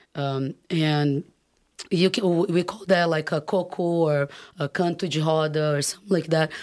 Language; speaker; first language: English; non-native, fluent; Portuguese